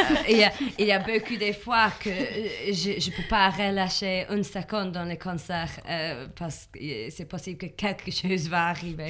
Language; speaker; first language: French; non-native, learner; English